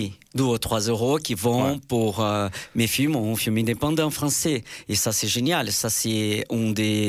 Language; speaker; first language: French; non-native, fluent; Portuguese